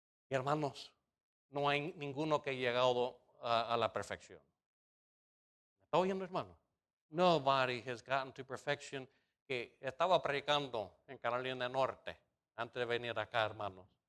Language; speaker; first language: Spanish; non-native, fluent; English